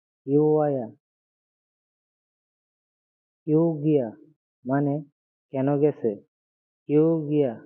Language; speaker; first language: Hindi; non-native, learner; Bangla